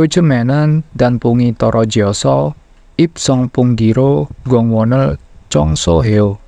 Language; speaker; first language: Korean; non-native, fluent; Indonesian